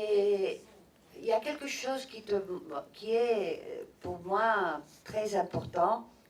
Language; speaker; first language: French; non-native, fluent; Catalan